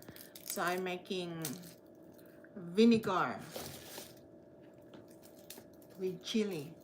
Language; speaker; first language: English; non-native, learner; Filipino